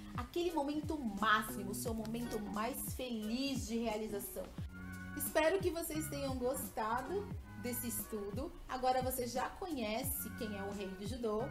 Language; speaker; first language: Portuguese; native; Portuguese